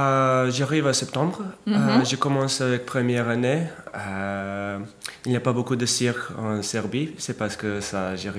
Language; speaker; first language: French; non-native, learner; Serbian